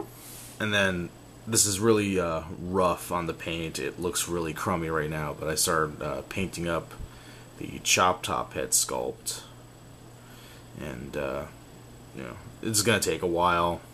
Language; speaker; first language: English; native; English